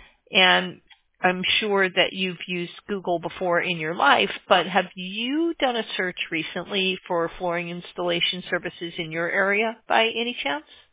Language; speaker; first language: English; native; English